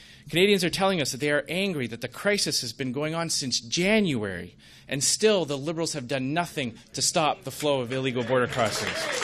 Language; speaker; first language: English; native; English